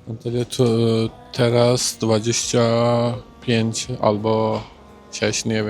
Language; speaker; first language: Polish; non-native, learner; Turkish